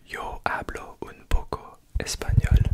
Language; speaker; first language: Spanish; non-native, learner; English